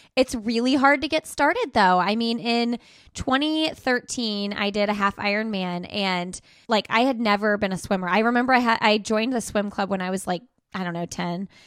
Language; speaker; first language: English; native; English